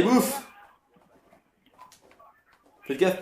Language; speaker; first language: French; native; French